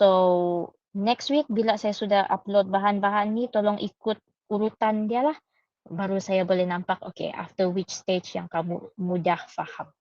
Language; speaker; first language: Malay; native; Malay